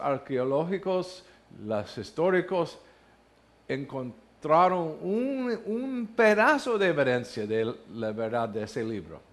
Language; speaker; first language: Spanish; non-native, learner; English